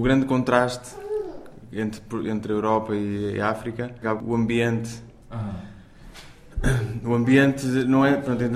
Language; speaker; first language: French; non-native, learner; Portuguese